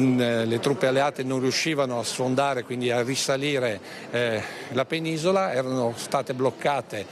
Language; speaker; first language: Italian; native; Italian